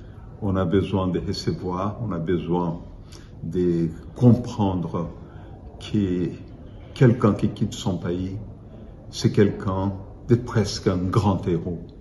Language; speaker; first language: French; non-native, fluent; Portuguese